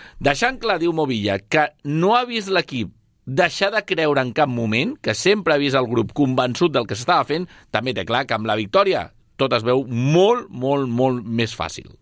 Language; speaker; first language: Catalan; native; Catalan